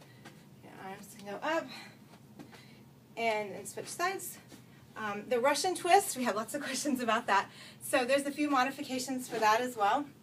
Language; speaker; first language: English; native; English